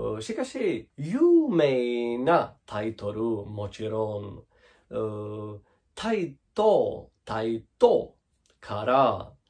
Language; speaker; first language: Japanese; non-native, learner; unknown